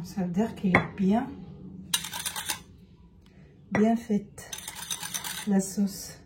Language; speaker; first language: French; non-native, fluent; Arabic